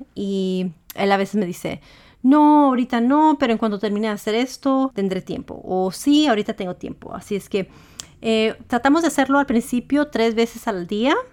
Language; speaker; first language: Spanish; early bilingual, heritage; Spanish